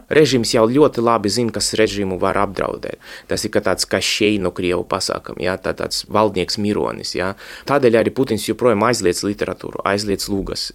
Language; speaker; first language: Latvian; non-native, local second language; Russian